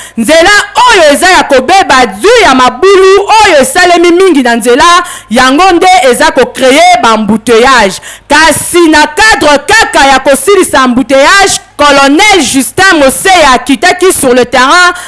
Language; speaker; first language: Lingala; native; Lingala